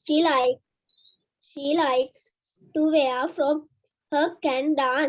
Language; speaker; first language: English; non-native, learner; Sinhala